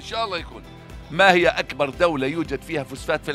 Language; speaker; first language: Arabic; native; Arabic